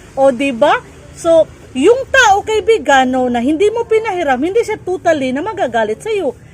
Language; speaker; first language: Filipino; non-native, local second language; Cebuano